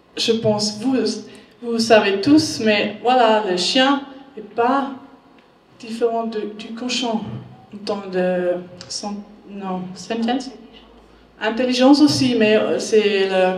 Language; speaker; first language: French; non-native, learner; German